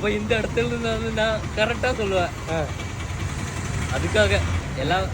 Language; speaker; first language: Tamil; non-native, learner; Malayalam